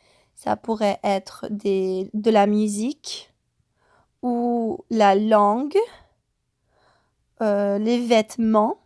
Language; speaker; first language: French; non-native, fluent; Spanish